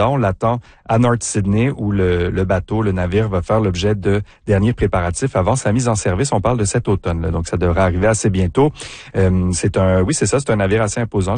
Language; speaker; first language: French; native; French